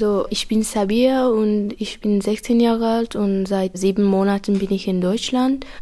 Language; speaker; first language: German; non-native, learner; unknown